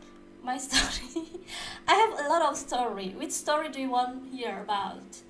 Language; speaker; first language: English; non-native, learner; Indonesian